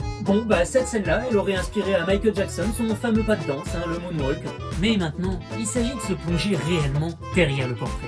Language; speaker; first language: French; native; French